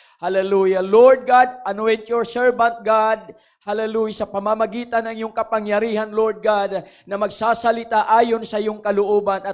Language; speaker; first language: Filipino; non-native, local second language; Waray